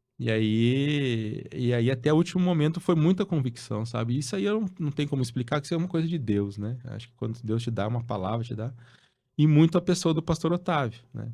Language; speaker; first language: Portuguese; native; Portuguese